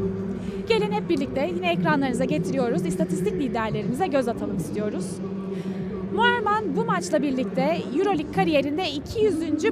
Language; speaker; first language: Turkish; native; Turkish